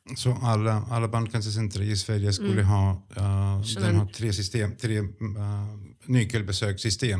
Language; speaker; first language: Swedish; non-native, fluent; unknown